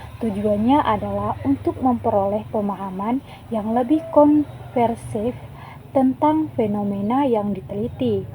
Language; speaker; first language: Indonesian; native; Indonesian